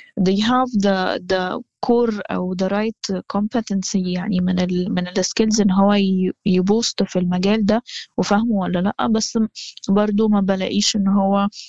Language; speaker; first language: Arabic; native; Arabic